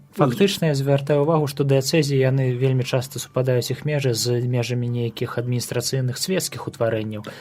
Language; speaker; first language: Belarusian; native; Belarusian